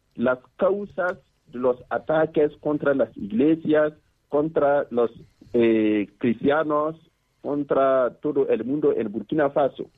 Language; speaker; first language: Spanish; non-native, fluent; Mossi